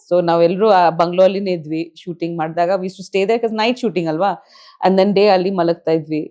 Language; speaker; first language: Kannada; non-native, fluent; Bangla